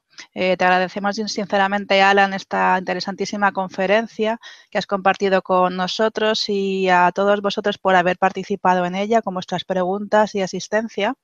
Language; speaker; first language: Spanish; native; Spanish